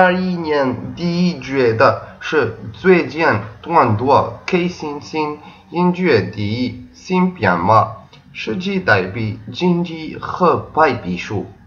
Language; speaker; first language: Chinese; non-native, learner; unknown